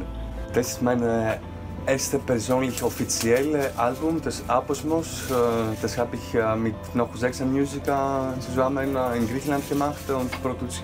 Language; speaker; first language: German; non-native, fluent; Greek